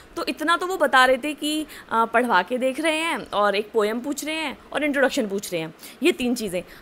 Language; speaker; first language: Hindi; native; Hindi